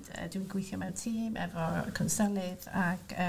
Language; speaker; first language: Welsh; non-native, local second language; English